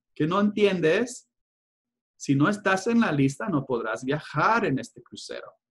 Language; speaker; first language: Spanish; early bilingual, heritage; Spanish